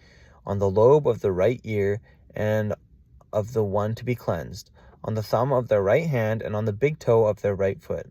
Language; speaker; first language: English; native; English